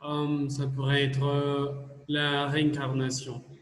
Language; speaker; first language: French; non-native, learner; Spanish